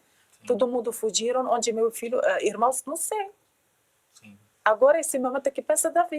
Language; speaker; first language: Portuguese; non-native, learner; Arabic